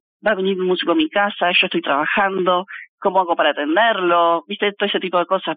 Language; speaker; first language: Spanish; native; Spanish